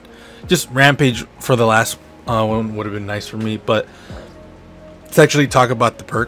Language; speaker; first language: English; native; English